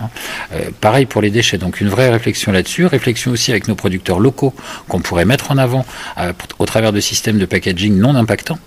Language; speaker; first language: French; native; French